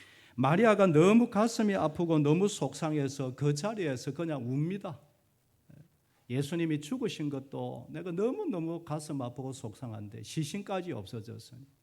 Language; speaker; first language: Korean; native; Korean